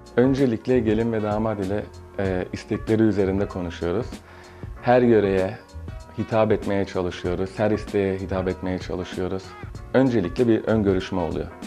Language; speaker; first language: Turkish; early bilingual, heritage; Turkish